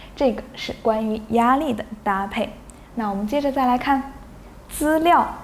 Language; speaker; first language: Chinese; native; Chinese